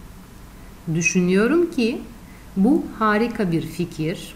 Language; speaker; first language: Turkish; non-native, fluent; Russian